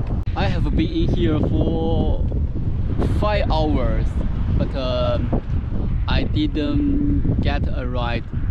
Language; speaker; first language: English; non-native, fluent; Chinese